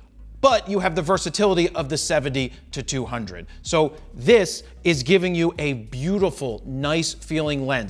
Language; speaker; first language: English; native; English